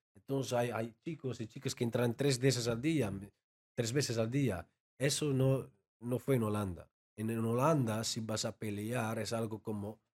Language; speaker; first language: Spanish; non-native, learner; Dutch